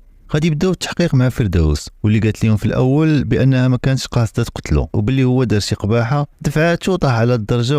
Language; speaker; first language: Arabic; native; Arabic